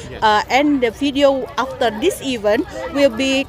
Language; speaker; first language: English; non-native, learner; Indonesian